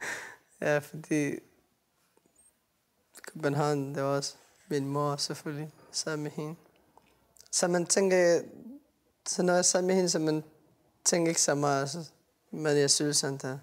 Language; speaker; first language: Danish; non-native, learner; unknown